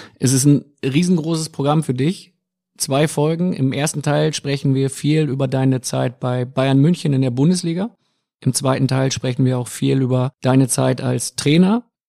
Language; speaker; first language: German; native; German